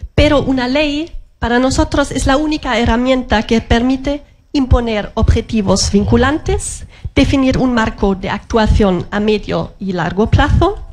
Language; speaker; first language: Spanish; non-native, fluent; German